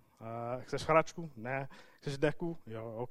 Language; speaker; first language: Czech; non-native, fluent; English